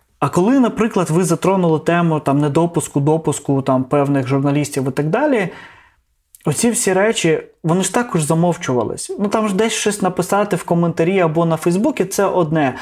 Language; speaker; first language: Ukrainian; non-native, local second language; Russian